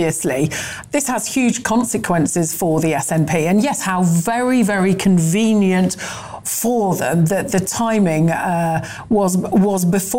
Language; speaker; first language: English; native; English